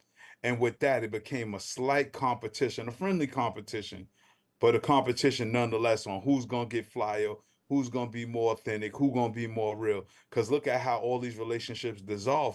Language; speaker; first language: English; native; English